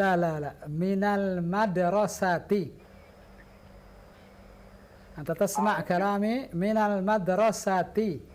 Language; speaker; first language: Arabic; non-native, fluent; Indonesian